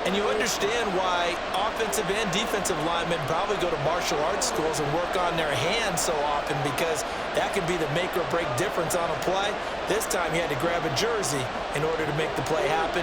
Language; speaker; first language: English; native; English